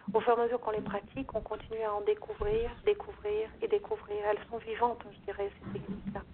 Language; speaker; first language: French; non-native, fluent; Portuguese